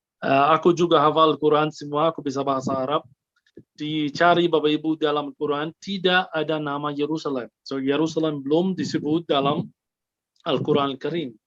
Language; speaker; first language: Indonesian; non-native, fluent; Arabic